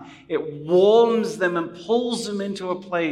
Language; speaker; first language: English; native; English